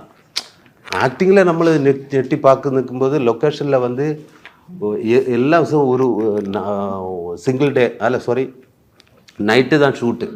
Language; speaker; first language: Tamil; non-native, learner; Malayalam